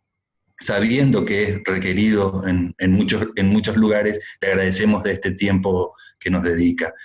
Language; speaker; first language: Spanish; native; Spanish